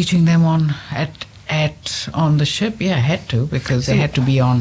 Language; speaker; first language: English; non-native, local second language; Hindi